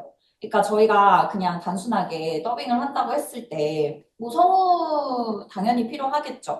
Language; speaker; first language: Korean; native; Korean